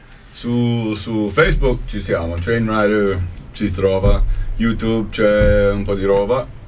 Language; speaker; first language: Italian; non-native, fluent; English